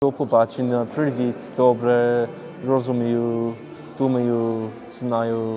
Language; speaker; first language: Ukrainian; non-native, learner; English